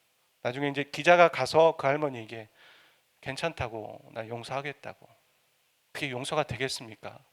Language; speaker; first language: Korean; native; Korean